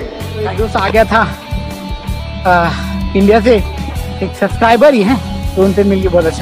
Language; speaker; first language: Hindi; native; Hindi